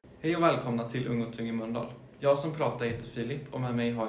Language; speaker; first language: Swedish; early bilingual, other home language; German